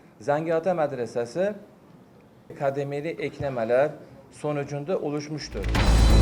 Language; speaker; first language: Turkish; non-native, learner; Uzbek